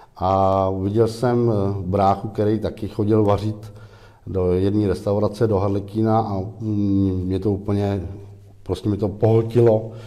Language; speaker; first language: Czech; native; Czech